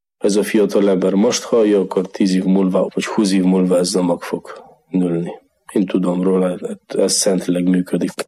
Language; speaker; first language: Hungarian; non-native, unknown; Polish